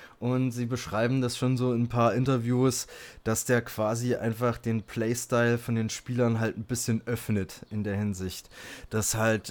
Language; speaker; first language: German; native; German